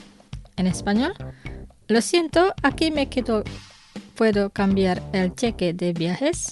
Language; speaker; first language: Spanish; non-native, fluent; Indonesian